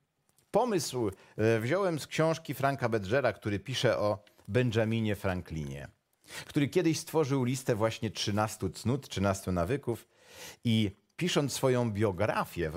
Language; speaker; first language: Polish; native; Polish